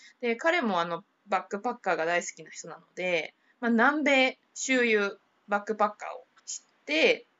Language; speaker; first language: Japanese; native; Japanese